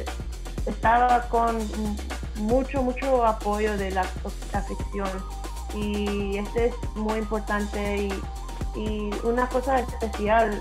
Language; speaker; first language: Spanish; early bilingual, heritage; English